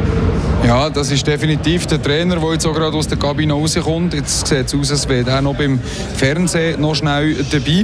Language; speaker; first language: German; native; German